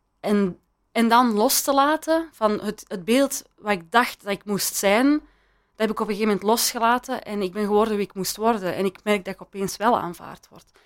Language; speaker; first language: Dutch; early bilingual, other home language; Persian